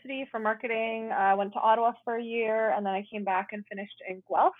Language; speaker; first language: English; native; English